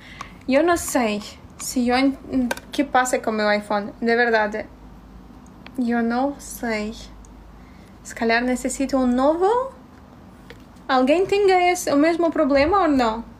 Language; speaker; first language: Spanish; non-native, learner; Ukrainian